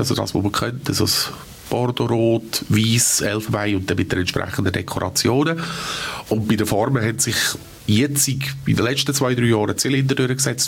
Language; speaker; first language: German; native; German